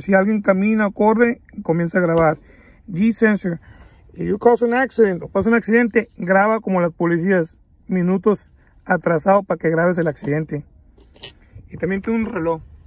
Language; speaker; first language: Spanish; native; Spanish